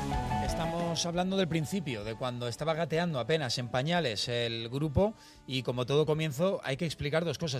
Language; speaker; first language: Spanish; native; Spanish